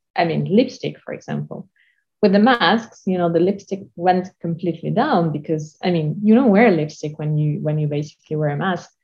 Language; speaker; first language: English; non-native, fluent; Russian